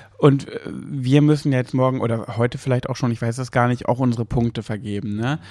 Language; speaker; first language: German; native; German